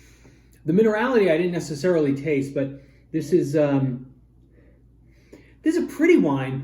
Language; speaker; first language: English; native; English